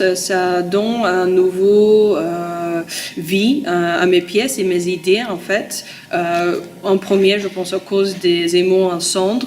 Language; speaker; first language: French; non-native, fluent; Russian